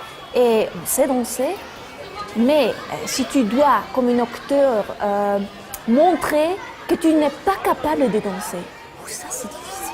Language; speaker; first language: French; non-native, fluent; Italian